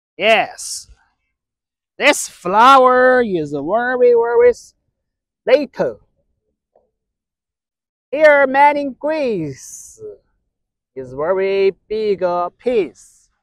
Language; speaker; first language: English; non-native, learner; Chinese